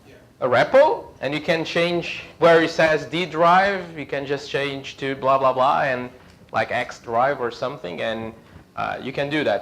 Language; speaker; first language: English; non-native, fluent; Portuguese